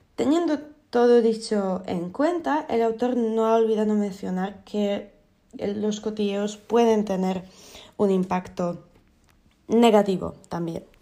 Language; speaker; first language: Spanish; non-native, fluent; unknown